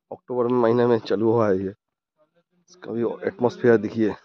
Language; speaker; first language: Hindi; non-native, local second language; Bangla